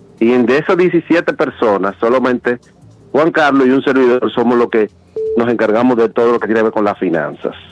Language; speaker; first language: Spanish; native; Spanish